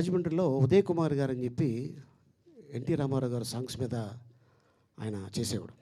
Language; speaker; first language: Telugu; native; Telugu